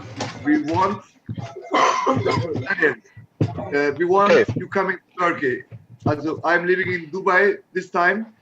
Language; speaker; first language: English; non-native, learner; Turkish